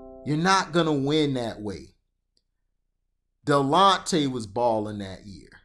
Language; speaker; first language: English; native; English